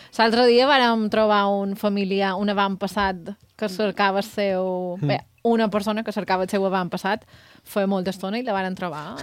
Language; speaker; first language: Catalan; native; Catalan